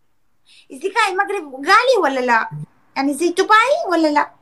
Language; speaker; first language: Arabic; non-native, learner; Turkish